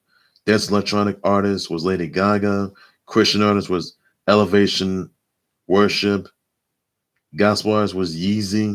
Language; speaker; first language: English; native; English